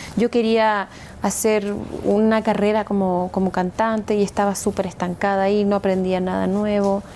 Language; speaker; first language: Spanish; native; Spanish